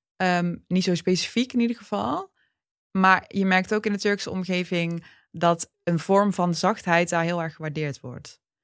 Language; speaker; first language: Dutch; early bilingual, other home language; Turkish